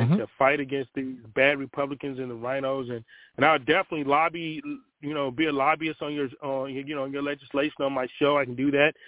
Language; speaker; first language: English; native; English